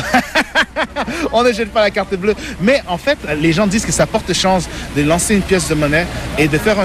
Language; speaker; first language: French; native; French